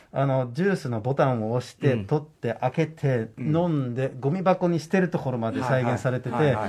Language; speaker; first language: Japanese; non-native, fluent; Dutch